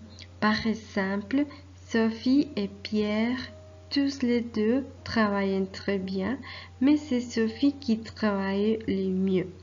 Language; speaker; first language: French; non-native, fluent; Spanish